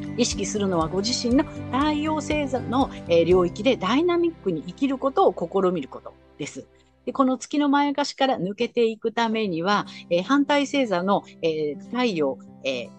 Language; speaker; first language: Japanese; native; Japanese